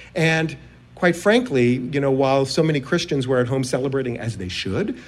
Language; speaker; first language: English; native; English